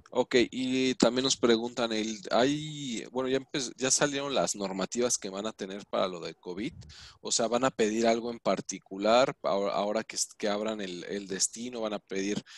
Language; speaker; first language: Spanish; native; Spanish